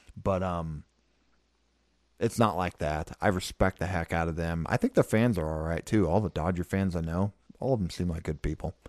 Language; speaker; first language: English; native; English